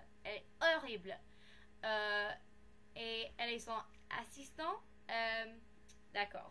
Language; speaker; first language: French; non-native, learner; English